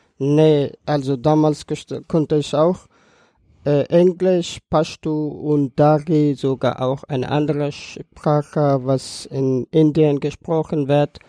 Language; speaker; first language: German; non-native, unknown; Persian